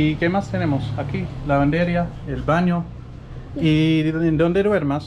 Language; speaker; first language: Spanish; non-native, learner; English